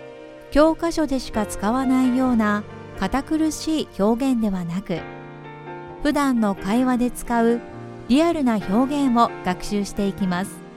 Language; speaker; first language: Japanese; native; Japanese